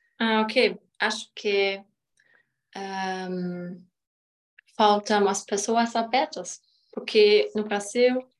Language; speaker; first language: Portuguese; non-native, learner; German